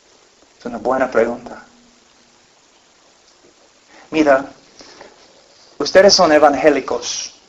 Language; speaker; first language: Spanish; non-native, fluent; English